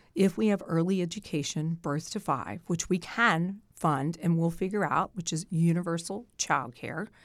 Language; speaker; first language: English; native; English